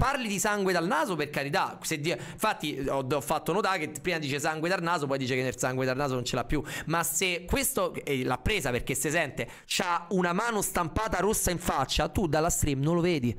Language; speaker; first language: Italian; native; Italian